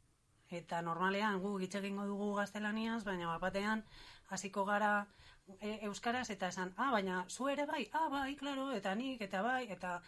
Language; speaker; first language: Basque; non-native, learner; Spanish